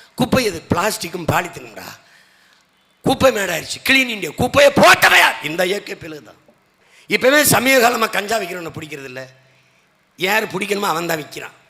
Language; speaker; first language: Tamil; native; Tamil